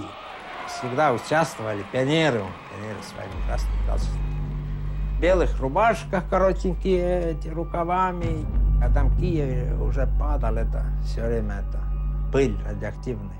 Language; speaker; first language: Russian; native; Russian